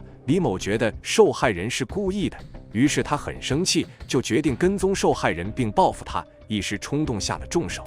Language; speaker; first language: Chinese; native; Chinese